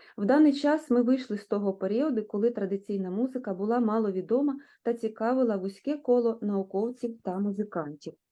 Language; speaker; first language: Ukrainian; native; Ukrainian